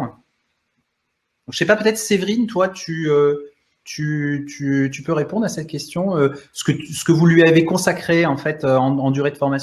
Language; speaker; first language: French; native; French